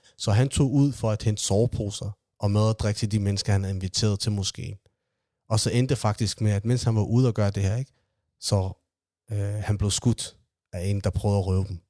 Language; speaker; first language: Danish; early bilingual, other home language; Somali